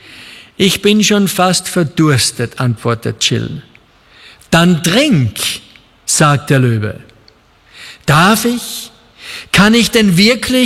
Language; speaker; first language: German; native; German